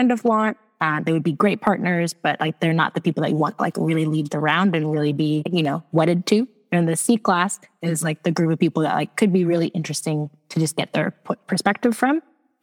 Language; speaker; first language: English; native; English